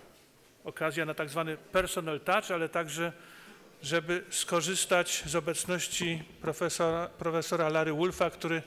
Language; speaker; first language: Polish; native; Polish